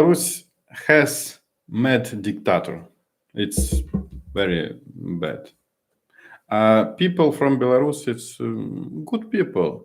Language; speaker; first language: English; non-native, learner; Ukrainian